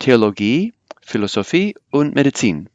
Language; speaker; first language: German; non-native, fluent; English